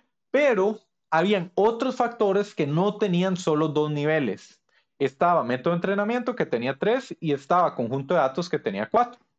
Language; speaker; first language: Spanish; native; Spanish